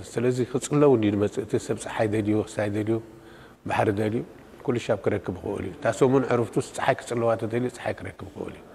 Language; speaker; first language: Tigrinya; non-native, local second language; Italian